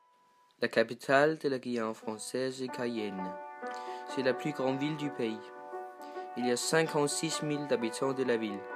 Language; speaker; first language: French; non-native, learner; Danish